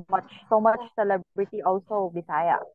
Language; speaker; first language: English; non-native, local second language; Cebuano